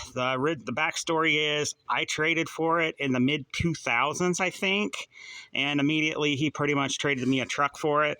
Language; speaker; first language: English; native; English